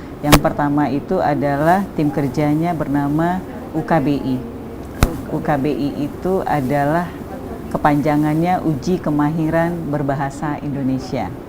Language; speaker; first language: Indonesian; native; Indonesian